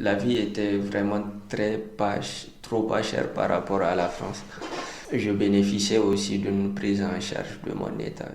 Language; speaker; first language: French; non-native, local second language; Hausa